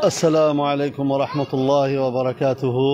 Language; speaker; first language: Arabic; native; Arabic